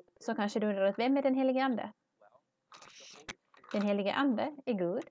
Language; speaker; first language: Swedish; non-native, learner; English